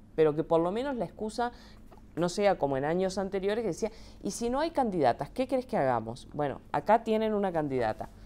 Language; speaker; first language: Spanish; native; Spanish